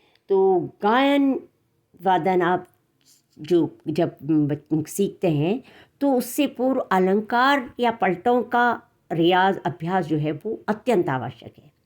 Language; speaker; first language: Hindi; native; Hindi